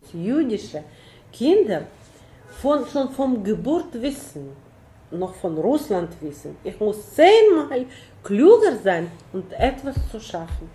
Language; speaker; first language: German; non-native, fluent; Russian